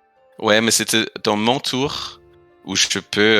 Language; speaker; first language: French; non-native, fluent; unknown